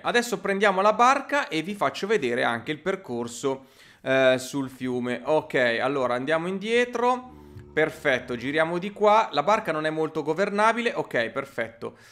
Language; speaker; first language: Italian; native; Italian